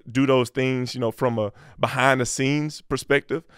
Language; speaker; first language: English; native; English